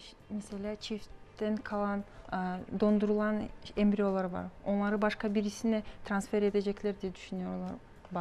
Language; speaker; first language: Turkish; non-native, fluent; Kyrgyz